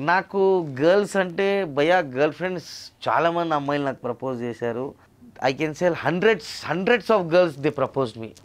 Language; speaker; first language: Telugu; non-native, local second language; Urdu